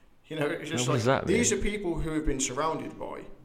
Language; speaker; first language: English; native; English